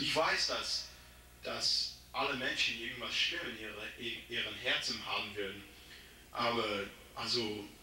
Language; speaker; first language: German; non-native, learner; English